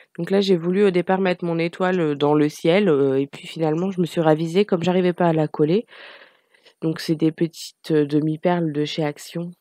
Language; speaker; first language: French; native; French